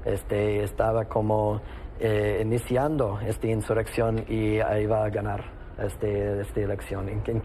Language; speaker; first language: Spanish; non-native, fluent; English